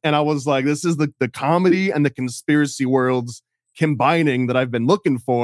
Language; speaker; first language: English; native; English